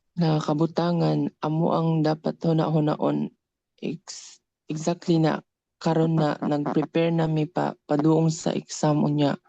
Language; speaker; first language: Cebuano; native; Cebuano